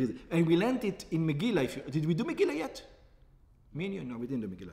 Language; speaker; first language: English; non-native, fluent; Hebrew